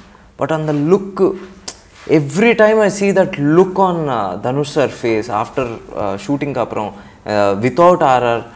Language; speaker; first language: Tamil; non-native, local second language; Telugu